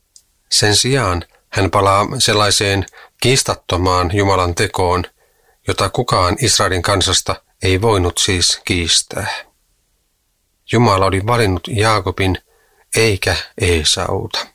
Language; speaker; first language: Finnish; native; Finnish